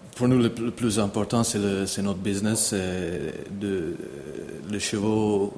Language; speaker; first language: French; non-native, learner; English